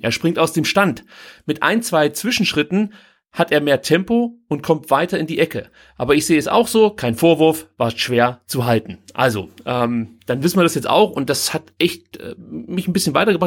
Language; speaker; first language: German; native; German